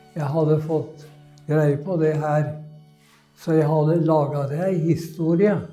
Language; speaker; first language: Norwegian; native; Norwegian